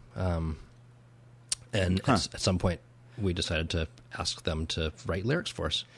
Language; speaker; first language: English; native; English